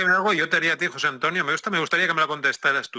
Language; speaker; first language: Spanish; native; Spanish